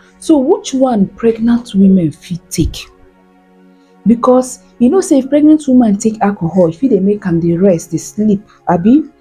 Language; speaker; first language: Nigerian Pidgin; native; Nigerian Pidgin